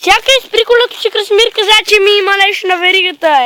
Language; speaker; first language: Bulgarian; native; Bulgarian